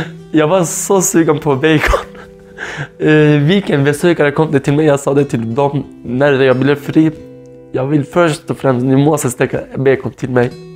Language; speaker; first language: Swedish; non-native, fluent; Kurdish